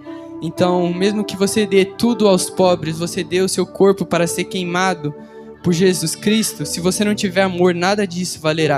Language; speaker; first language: Portuguese; native; Portuguese